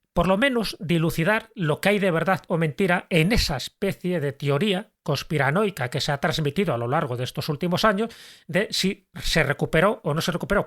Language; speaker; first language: Spanish; native; Spanish